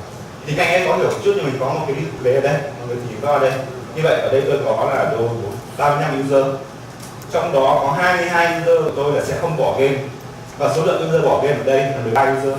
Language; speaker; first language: Vietnamese; native; Vietnamese